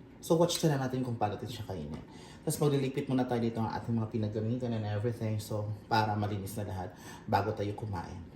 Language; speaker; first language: Filipino; non-native, local second language; Cebuano